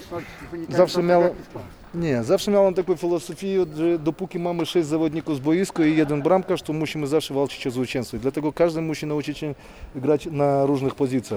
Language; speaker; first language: Polish; non-native, fluent; Russian